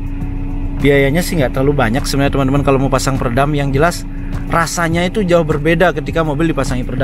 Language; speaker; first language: Indonesian; native; Indonesian